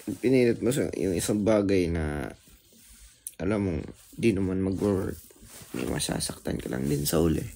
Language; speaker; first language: Filipino; non-native, local second language; Hiligaynon